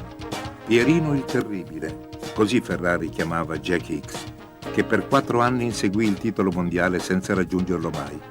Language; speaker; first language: Italian; native; Italian